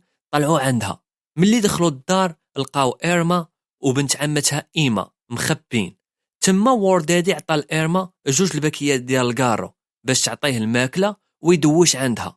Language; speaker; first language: Arabic; native; Arabic